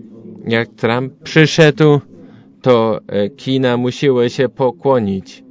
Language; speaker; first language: Polish; non-native, learner; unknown